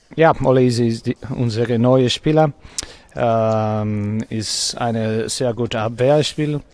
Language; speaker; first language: German; non-native, learner; Spanish